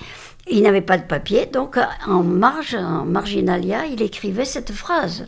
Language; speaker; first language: French; native; French